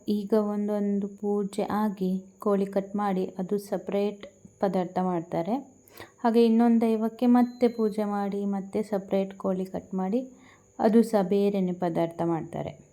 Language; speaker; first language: Kannada; non-native, local second language; Tulu